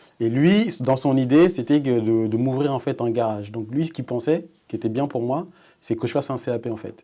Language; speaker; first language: French; early bilingual, other home language; Wolof